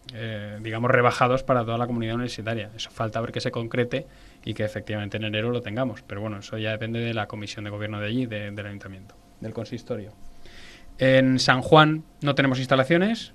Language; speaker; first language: Spanish; native; Spanish